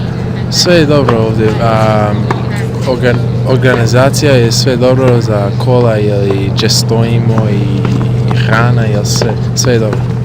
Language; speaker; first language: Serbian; early bilingual, heritage; Serbian